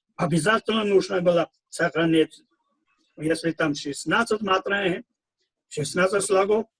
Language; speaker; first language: Russian; non-native, fluent; Hindi